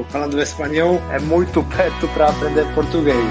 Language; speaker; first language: Portuguese; non-native, fluent; Polish